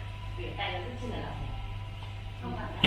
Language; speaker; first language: Vietnamese; native; Vietnamese